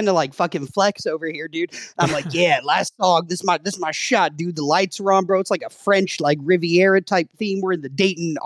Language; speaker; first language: English; native; English